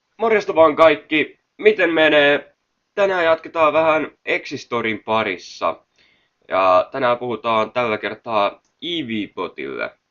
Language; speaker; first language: Finnish; native; Finnish